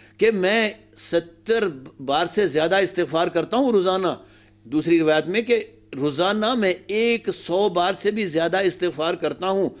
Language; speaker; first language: Urdu; native; Urdu